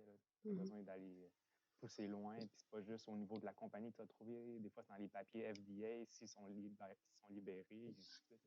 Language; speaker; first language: French; native; French